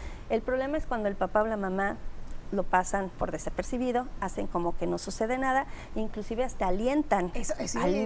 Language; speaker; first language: Spanish; native; Spanish